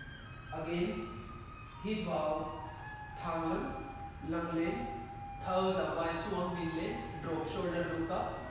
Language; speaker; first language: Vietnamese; non-native, learner; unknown